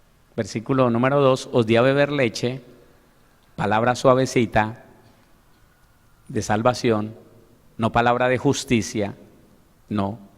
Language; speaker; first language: Spanish; native; Spanish